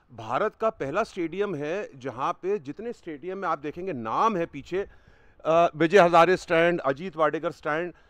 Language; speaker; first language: Hindi; native; Hindi